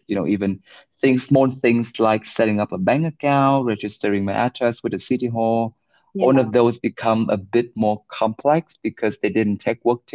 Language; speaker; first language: English; non-native, fluent; Vietnamese